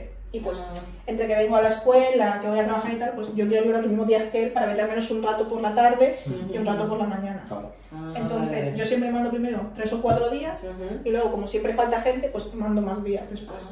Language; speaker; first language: Spanish; native; Spanish